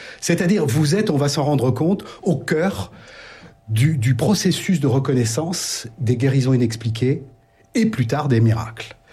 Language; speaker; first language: French; native; French